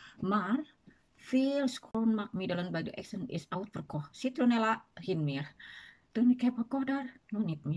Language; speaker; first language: Dutch; non-native, learner; Indonesian